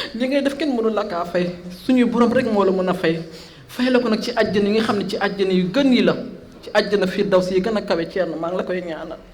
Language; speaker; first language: Wolof; non-native, fluent; Fula